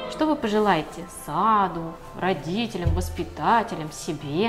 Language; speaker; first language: Russian; native; Russian